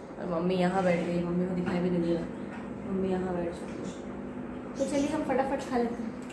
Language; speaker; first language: Hindi; non-native, local second language; Bangla